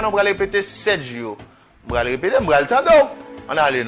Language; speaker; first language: French; non-native, local second language; Haitian Creole